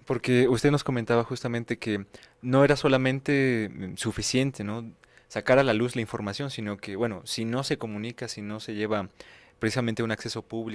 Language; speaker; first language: Spanish; native; Spanish